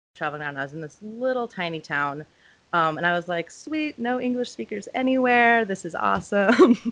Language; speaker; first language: English; native; English